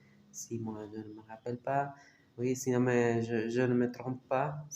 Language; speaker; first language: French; non-native, fluent; Spanish